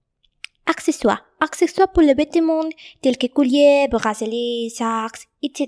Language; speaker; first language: French; non-native, learner; Spanish